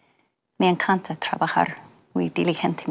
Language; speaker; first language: Spanish; non-native, fluent; English